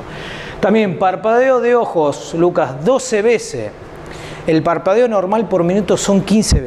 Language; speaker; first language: Spanish; native; Spanish